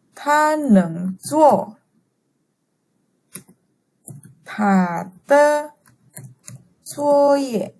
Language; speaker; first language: Chinese; non-native, fluent; Indonesian